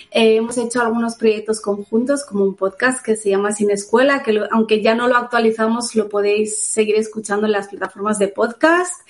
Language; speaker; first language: Spanish; native; Spanish